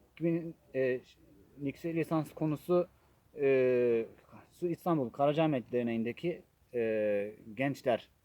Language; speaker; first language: Turkish; non-native, fluent; Japanese